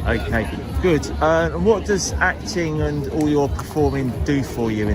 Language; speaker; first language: English; native; English